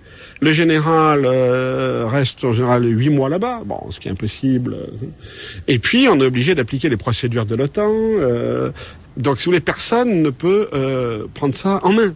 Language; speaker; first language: French; native; French